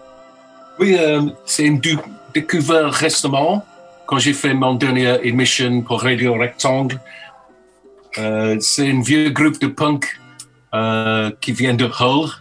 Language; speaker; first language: French; non-native, fluent; English